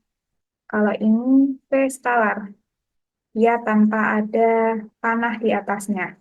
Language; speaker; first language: Indonesian; native; Indonesian